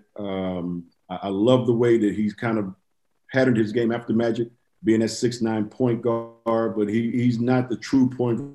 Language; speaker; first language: English; native; English